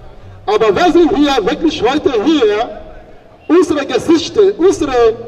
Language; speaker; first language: German; non-native, fluent; Igbo